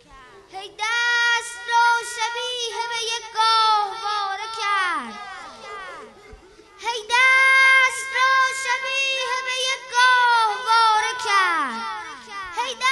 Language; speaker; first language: Persian; native; Persian